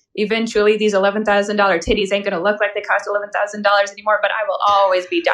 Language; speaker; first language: English; native; English